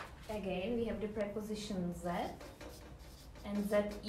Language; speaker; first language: English; non-native, fluent; Czech